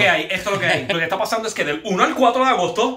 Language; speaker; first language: Spanish; native; Spanish